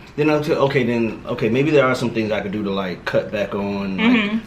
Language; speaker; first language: English; native; English